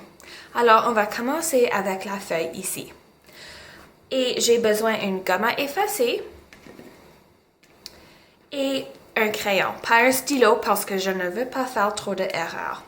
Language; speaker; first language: French; non-native, local second language; English